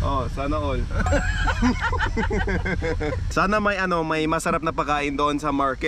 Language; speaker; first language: Filipino; non-native, learner; English